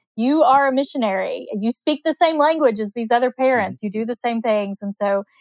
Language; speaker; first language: English; native; English